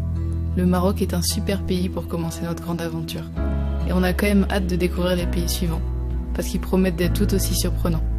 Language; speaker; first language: French; native; French